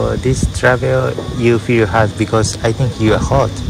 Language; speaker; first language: English; non-native, learner; Japanese